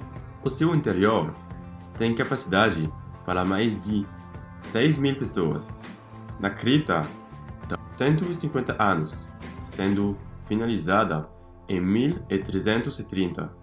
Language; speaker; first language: Portuguese; non-native, fluent; French